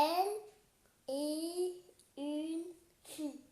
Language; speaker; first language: French; non-native, learner; Vietnamese